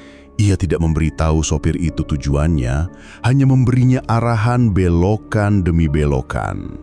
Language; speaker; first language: Indonesian; native; Indonesian